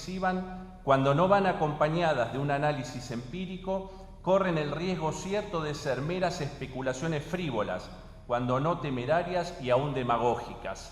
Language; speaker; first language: Spanish; native; Spanish